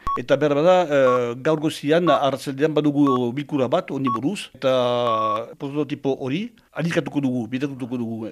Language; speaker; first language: Basque; non-native, local second language; French